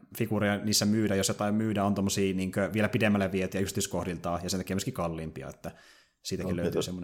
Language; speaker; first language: Finnish; native; Finnish